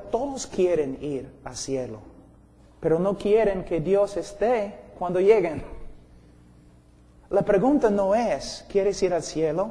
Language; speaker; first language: Spanish; non-native, fluent; English